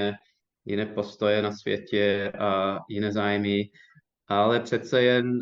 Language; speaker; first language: Czech; non-native, fluent; English